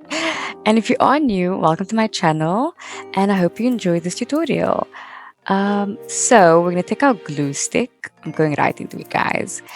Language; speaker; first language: English; native; English